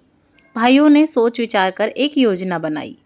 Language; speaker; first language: Hindi; native; Hindi